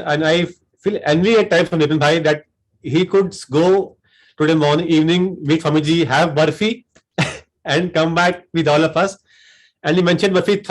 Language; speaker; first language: English; non-native, local second language; Hindi